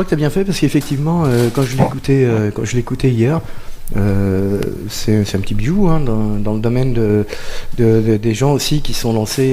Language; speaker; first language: French; native; French